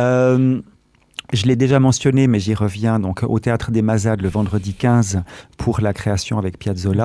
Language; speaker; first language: French; native; French